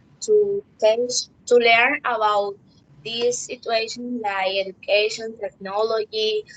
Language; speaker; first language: English; non-native, learner; Spanish